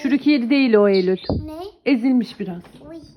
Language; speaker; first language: Turkish; native; Turkish